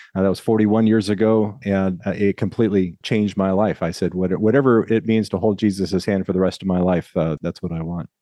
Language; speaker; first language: English; native; English